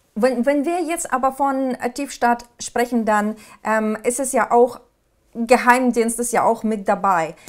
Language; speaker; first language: German; non-native, fluent; Ukrainian